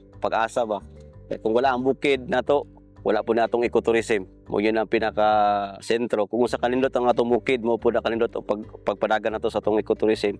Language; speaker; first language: Cebuano; non-native, local second language; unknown